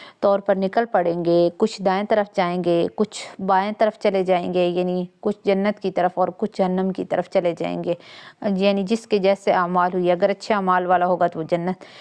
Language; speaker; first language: Urdu; non-native, local second language; Punjabi